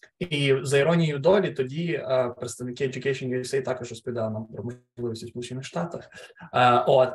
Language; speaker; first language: Ukrainian; native; Ukrainian